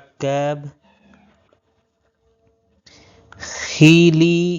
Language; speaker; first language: Persian; non-native, fluent; Urdu